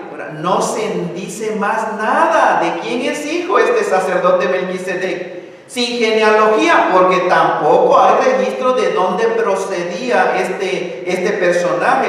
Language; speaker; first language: Spanish; native; Spanish